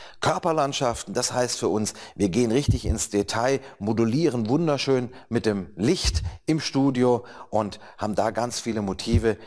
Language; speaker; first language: German; native; German